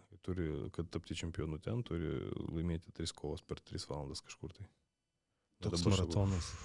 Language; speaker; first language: Lithuanian; native; Lithuanian